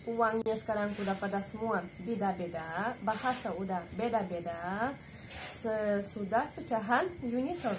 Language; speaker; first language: Indonesian; non-native, learner; Russian